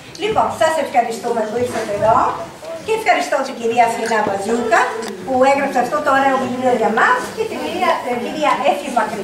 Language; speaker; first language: Greek; non-native, fluent; Italian